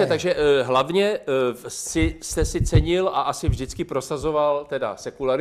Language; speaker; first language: Czech; native; Czech